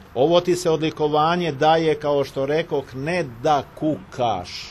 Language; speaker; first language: Serbian; native; Serbian